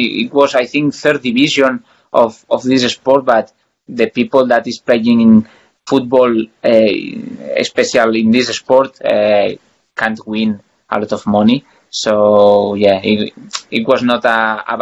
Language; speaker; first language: English; non-native, fluent; Spanish